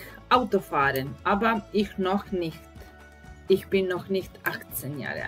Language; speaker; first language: German; non-native, fluent; Serbian